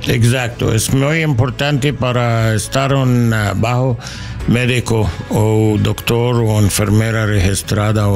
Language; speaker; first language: Spanish; non-native, learner; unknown